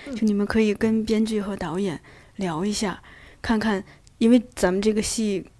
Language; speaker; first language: Chinese; native; Chinese